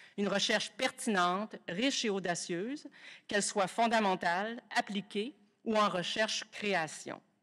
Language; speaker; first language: French; native; French